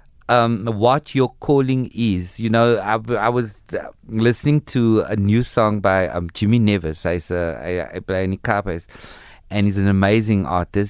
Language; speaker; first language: English; early bilingual, other home language; Afrikaans